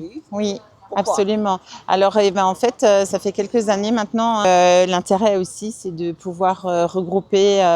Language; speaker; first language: French; native; French